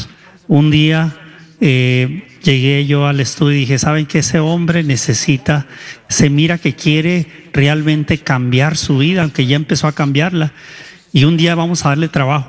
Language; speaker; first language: Spanish; native; Spanish